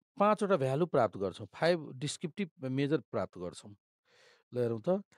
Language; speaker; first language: Nepali; non-native, local second language; Maithili